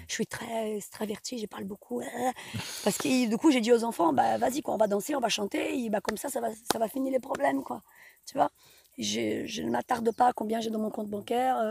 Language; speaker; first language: French; non-native, fluent; Portuguese